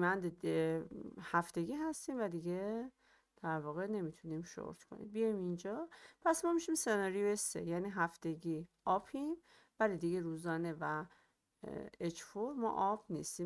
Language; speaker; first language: Persian; native; Persian